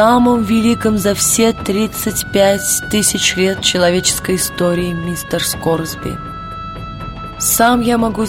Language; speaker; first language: Russian; native; Russian